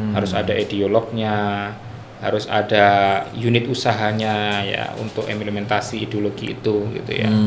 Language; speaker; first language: Indonesian; native; Indonesian